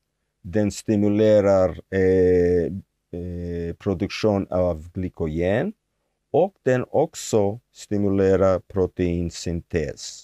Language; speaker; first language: Swedish; non-native, fluent; Hebrew